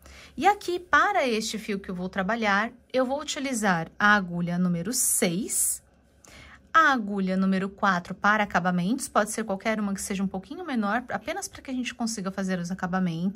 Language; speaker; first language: Portuguese; native; Portuguese